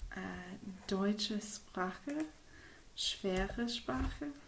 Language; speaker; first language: German; non-native, fluent; English